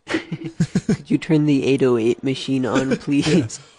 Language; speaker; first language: English; native; English